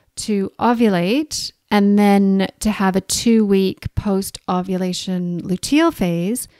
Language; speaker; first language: English; native; English